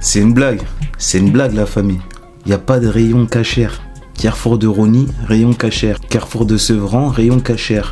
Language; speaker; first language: French; native; French